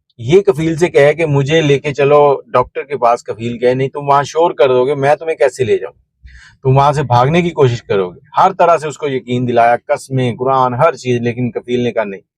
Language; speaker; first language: Urdu; non-native, local second language; Punjabi